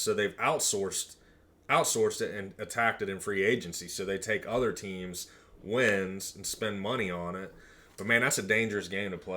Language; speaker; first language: English; native; English